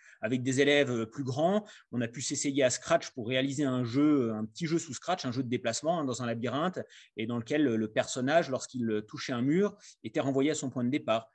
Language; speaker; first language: French; native; French